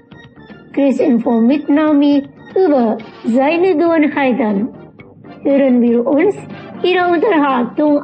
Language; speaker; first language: German; non-native, fluent; Indonesian